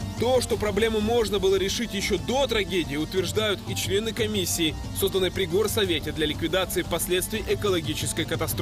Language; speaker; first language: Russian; non-native, local second language; Ukrainian